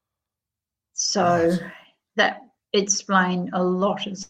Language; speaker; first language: English; native; English